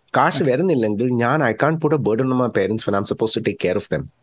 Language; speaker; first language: Malayalam; early bilingual, heritage; Malayalam